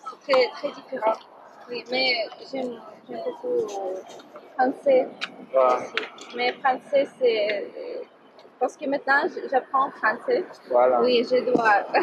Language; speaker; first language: French; non-native, learner; Russian